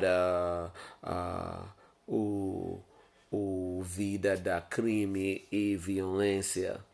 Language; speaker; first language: Portuguese; non-native, learner; English